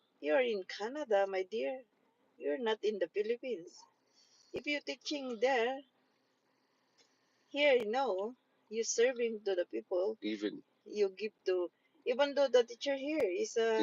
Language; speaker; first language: English; non-native, local second language; Filipino